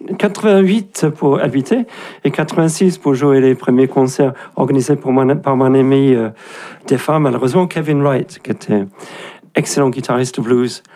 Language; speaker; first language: French; non-native, fluent; English